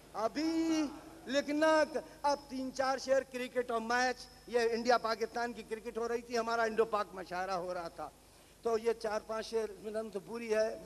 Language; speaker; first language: Urdu; native; Urdu